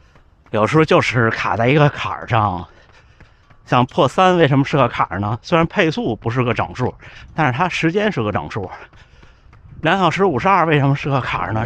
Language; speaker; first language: Chinese; native; Chinese